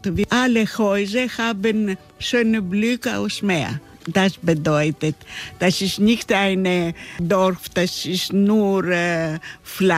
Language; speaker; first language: German; non-native, learner; Greek